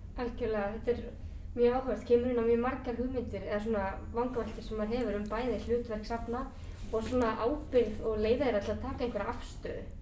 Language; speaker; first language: Icelandic; native; Icelandic